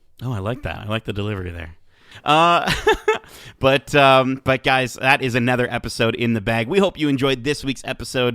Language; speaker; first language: English; native; English